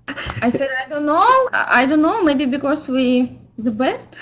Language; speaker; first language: English; non-native, learner; Ukrainian